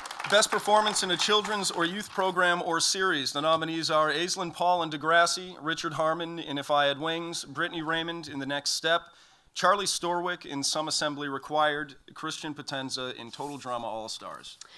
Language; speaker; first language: English; native; English